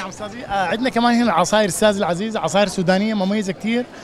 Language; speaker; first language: Arabic; native; Arabic